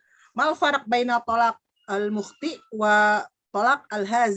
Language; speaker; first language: Arabic; non-native, fluent; Indonesian